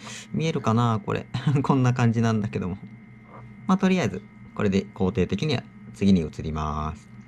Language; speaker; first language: Japanese; native; Japanese